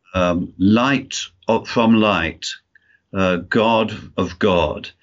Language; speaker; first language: English; native; English